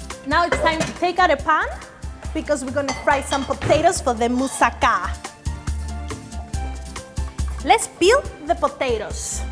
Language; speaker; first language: English; non-native, fluent; Greek